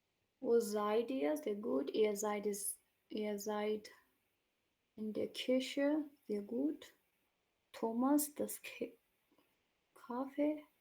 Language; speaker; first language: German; non-native, fluent; Hindi